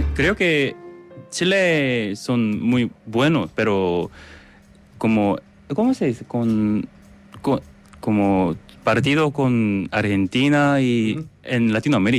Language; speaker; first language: Spanish; non-native, learner; Korean